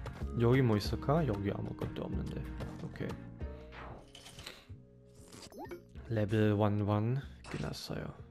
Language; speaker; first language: Korean; non-native, fluent; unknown